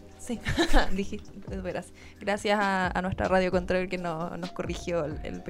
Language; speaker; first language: Spanish; native; Spanish